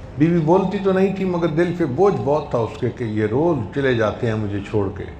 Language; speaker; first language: Urdu; non-native, local second language; Punjabi